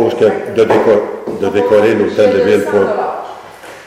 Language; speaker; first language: French; native; French